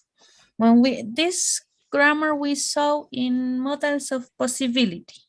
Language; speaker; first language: English; non-native, fluent; Spanish